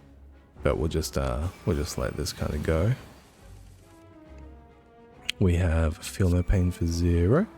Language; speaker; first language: English; native; English